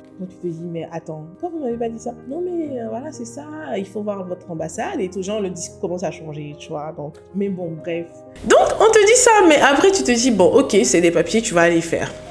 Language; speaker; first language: French; native; French